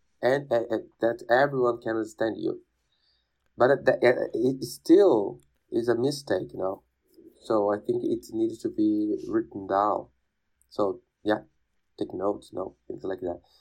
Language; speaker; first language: English; non-native, fluent; Portuguese